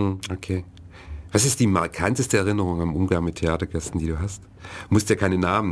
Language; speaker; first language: German; native; German